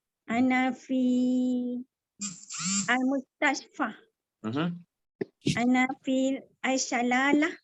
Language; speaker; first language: Arabic; non-native, learner; Malay